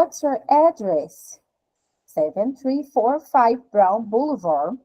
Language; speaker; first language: English; non-native, fluent; Portuguese